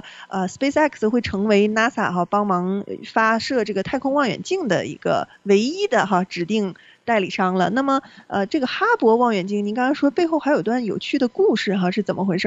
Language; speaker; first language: Chinese; native; Chinese